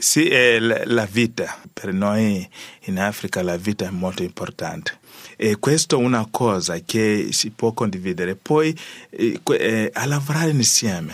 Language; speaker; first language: Italian; non-native, learner; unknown